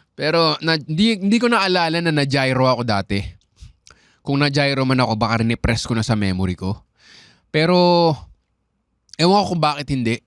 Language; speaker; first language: Filipino; native; Filipino